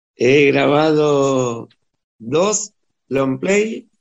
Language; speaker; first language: Spanish; native; Spanish